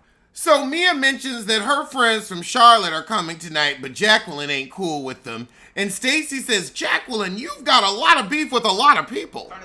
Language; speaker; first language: English; native; English